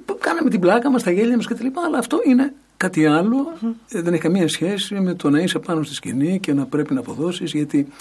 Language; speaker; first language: Greek; native; Greek